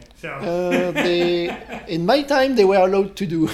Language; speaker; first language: English; non-native, fluent; French